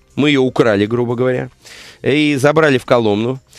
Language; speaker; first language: Russian; native; Russian